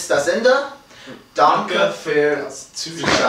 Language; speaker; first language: German; non-native, learner; English